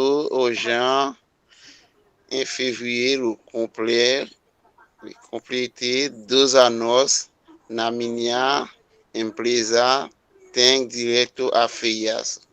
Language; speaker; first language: Portuguese; non-native, learner; Haitian Creole